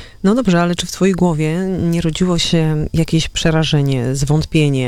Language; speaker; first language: Polish; native; Polish